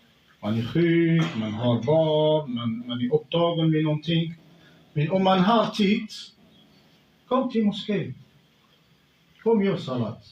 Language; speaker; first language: Swedish; non-native, fluent; Arabic